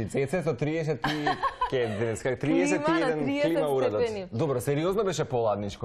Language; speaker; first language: Macedonian; native; Macedonian